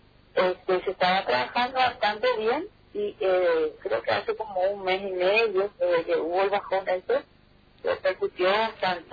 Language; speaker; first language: Spanish; native; Spanish